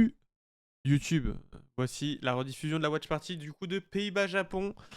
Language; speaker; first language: French; native; French